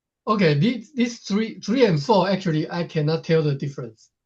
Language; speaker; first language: English; non-native, fluent; Chinese